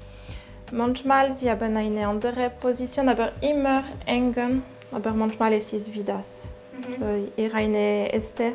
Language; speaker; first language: German; non-native, local second language; French